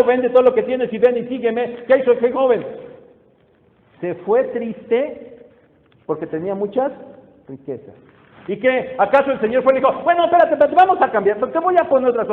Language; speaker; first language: Spanish; native; Spanish